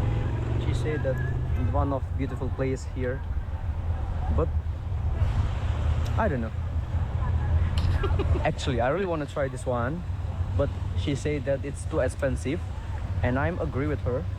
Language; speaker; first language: English; non-native, learner; Indonesian